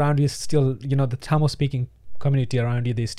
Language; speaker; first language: English; non-native, local second language; Tamil